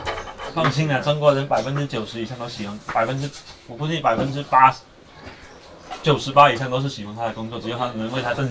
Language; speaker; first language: Chinese; native; Chinese